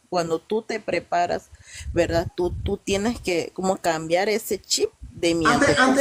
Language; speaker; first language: Spanish; non-native, local second language; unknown